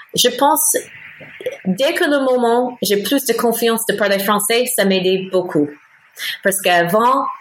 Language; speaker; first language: French; non-native, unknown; English